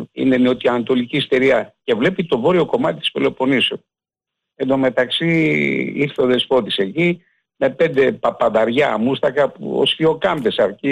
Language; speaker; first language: Greek; native; Greek